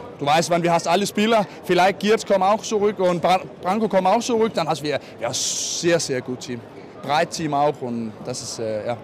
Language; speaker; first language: German; non-native, learner; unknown